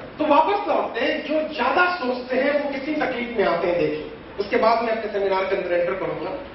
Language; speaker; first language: Hindi; native; Hindi